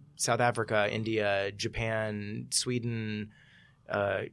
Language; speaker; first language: English; native; English